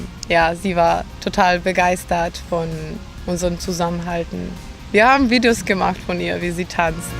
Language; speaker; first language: German; non-native, fluent; Macedonian